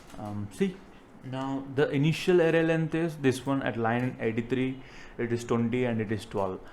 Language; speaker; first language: English; non-native, local second language; Telugu